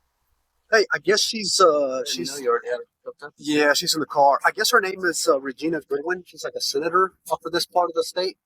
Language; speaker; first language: English; native; English